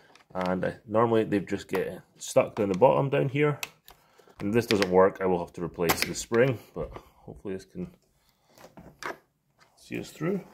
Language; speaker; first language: English; native; English